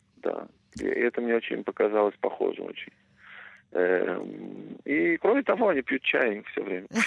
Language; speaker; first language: Russian; non-native, fluent; Hebrew